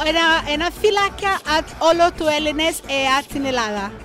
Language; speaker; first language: Greek; early bilingual, heritage; Greek